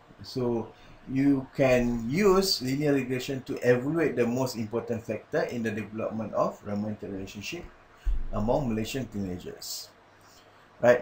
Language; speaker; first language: English; non-native, local second language; Malay